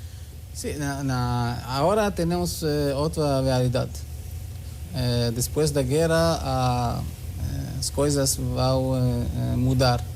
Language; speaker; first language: Spanish; non-native, learner; Hebrew